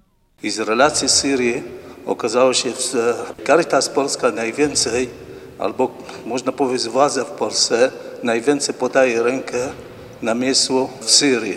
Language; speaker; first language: Polish; non-native, fluent; Arabic